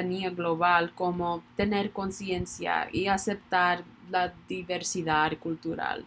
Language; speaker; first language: Spanish; non-native, learner; English